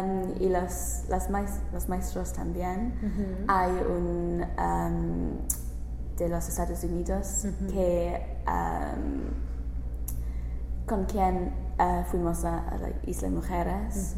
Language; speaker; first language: Spanish; non-native, learner; English